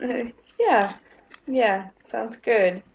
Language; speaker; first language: English; non-native, fluent; German